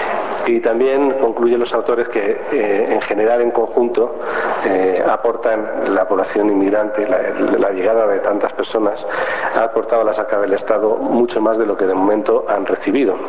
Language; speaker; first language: Spanish; native; Spanish